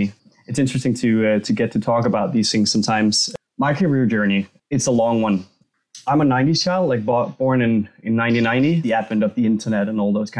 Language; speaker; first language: English; non-native, fluent; Danish